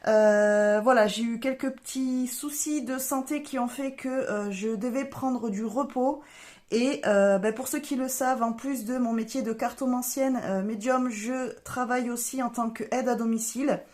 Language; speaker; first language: French; native; French